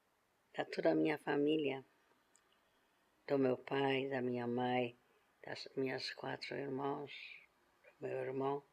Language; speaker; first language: Portuguese; non-native, fluent; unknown